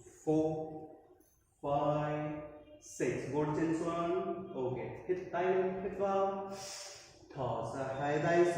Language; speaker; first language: Vietnamese; non-native, learner; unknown